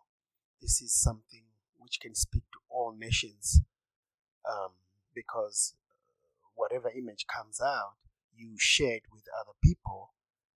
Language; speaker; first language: English; non-native, local second language; Shona